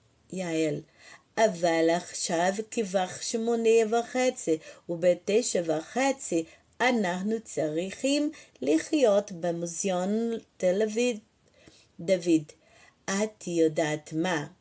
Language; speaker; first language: Hebrew; non-native, fluent; Portuguese